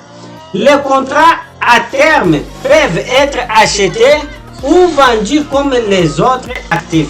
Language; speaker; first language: French; non-native, fluent; Portuguese